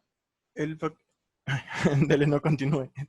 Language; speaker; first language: Spanish; native; Spanish